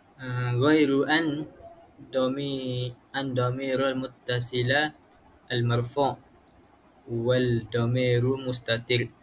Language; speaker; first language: Arabic; non-native, learner; Malay